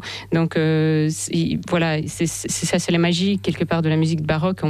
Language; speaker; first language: French; non-native, fluent; Russian